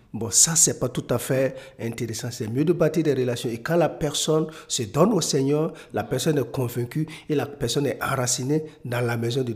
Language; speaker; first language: French; non-native, local second language; Mossi